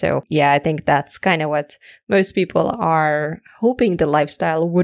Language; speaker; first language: English; native; English